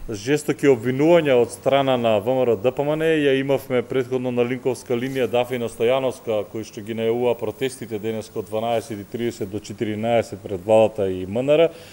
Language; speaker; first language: Macedonian; native; Macedonian